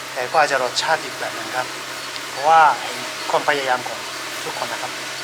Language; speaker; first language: Thai; non-native, fluent; Japanese